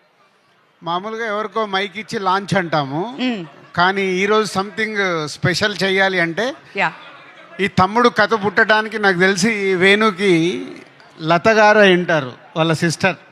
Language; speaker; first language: Telugu; native; Telugu